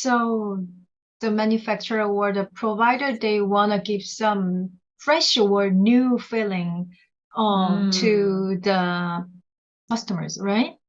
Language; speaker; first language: English; non-native, learner; Korean